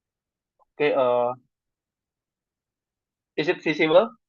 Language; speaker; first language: English; non-native, learner; Indonesian